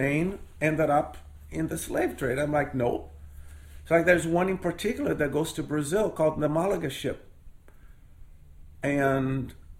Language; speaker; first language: English; non-native, fluent; Portuguese